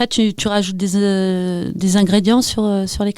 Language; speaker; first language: French; native; French